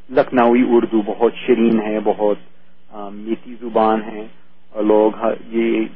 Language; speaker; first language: Urdu; non-native, fluent; English